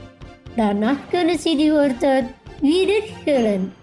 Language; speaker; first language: German; non-native, fluent; Indonesian